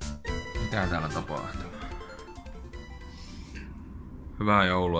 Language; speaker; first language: Finnish; native; Finnish